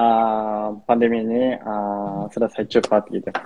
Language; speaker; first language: Indonesian; non-native, fluent; Japanese